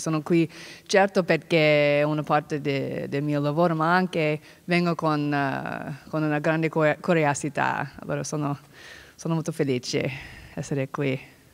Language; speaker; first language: Italian; non-native, fluent; English